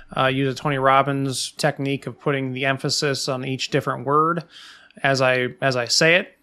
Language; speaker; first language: English; native; English